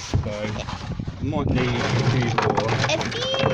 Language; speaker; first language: English; native; English